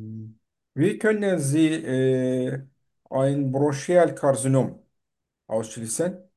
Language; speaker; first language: German; non-native, fluent; Turkish